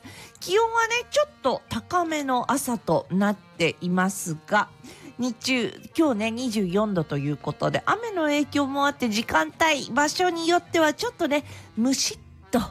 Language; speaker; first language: Japanese; native; Japanese